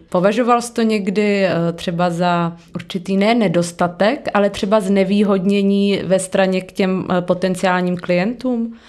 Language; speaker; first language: Czech; native; Czech